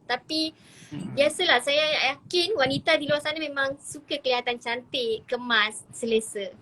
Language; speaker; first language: Malay; native; Malay